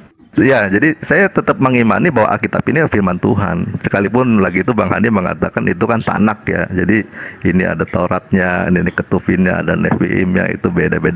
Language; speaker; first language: Indonesian; native; Indonesian